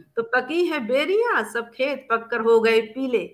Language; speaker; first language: Hindi; native; Hindi